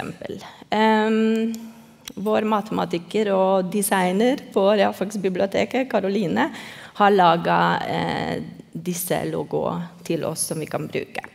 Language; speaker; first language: Norwegian; non-native, fluent; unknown